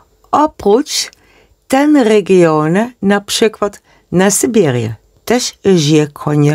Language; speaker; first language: Polish; non-native, learner; Dutch